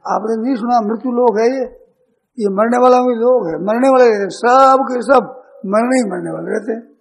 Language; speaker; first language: Hindi; native; Hindi